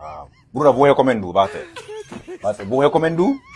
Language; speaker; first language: German; non-native, learner; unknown